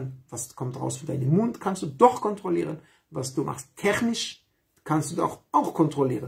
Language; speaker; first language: German; non-native, fluent; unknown